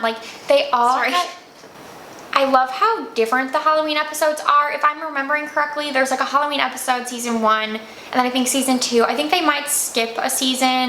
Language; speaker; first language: English; native; English